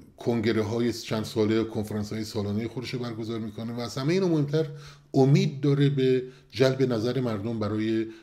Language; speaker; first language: Persian; non-native, local second language; Kurdish